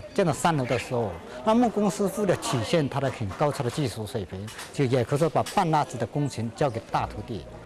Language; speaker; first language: Chinese; native; Chinese